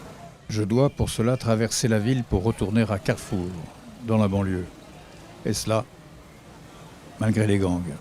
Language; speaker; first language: French; native; French